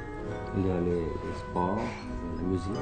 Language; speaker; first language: French; early bilingual, other home language; Thai